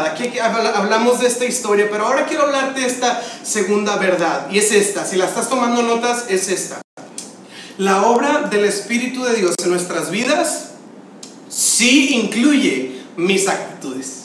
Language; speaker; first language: Spanish; native; Spanish